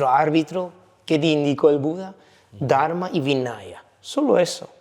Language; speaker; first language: Spanish; non-native, fluent; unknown